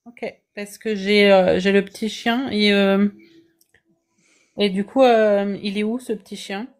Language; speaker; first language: French; native; French